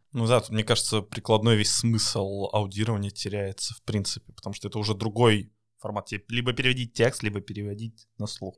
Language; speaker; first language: Russian; native; Russian